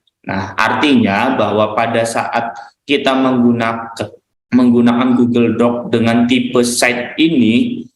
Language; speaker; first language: Indonesian; native; Indonesian